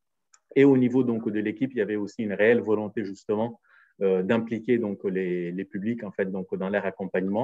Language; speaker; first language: French; native; French